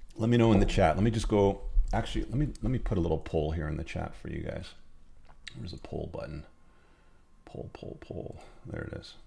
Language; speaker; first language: English; native; English